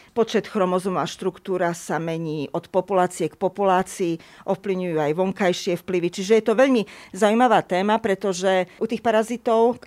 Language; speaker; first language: Slovak; native; Slovak